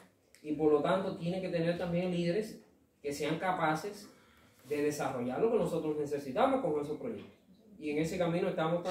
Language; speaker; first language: Spanish; native; Spanish